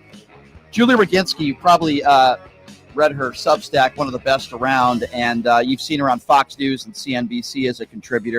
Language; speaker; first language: English; native; English